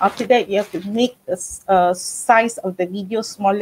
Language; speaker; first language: English; non-native, local second language; Malay